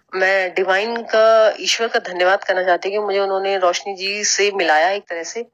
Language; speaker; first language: Hindi; native; Hindi